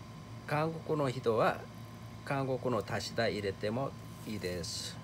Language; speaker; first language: Japanese; non-native, fluent; Korean